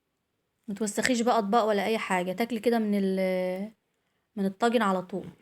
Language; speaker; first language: Arabic; native; Arabic